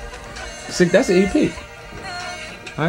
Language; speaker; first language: English; native; English